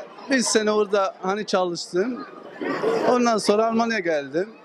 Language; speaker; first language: Turkish; non-native, learner; Arabic